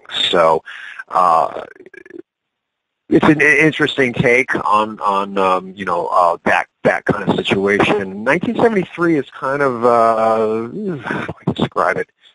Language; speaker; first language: English; native; English